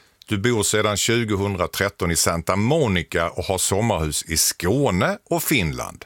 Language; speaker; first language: Swedish; native; Swedish